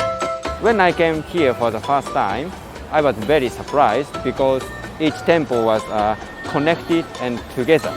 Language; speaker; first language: English; non-native, learner; Japanese